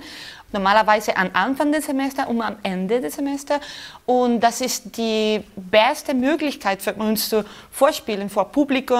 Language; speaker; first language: German; non-native, fluent; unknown